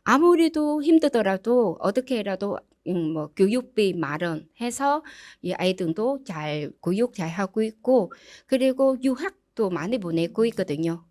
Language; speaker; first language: Korean; non-native, learner; Vietnamese